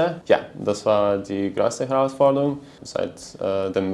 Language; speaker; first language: German; non-native, learner; Lithuanian